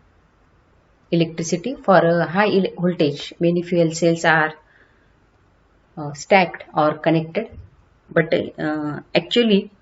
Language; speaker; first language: English; non-native, local second language; Marathi